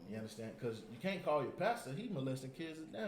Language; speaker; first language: English; native; English